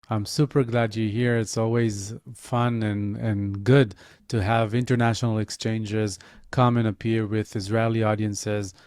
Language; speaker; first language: English; non-native, fluent; Hebrew